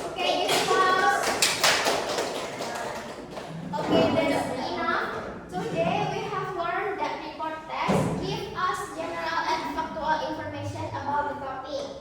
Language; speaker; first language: English; non-native, learner; Indonesian